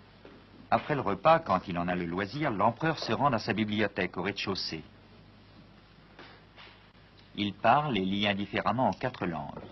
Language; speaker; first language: French; native; French